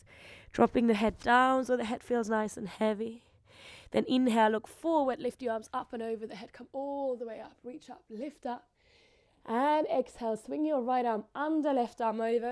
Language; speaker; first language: English; non-native, fluent; Finnish